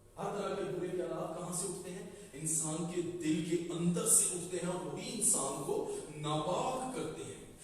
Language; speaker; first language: Urdu; non-native, local second language; Punjabi